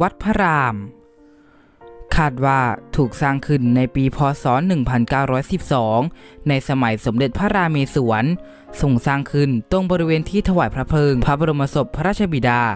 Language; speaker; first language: Thai; native; Thai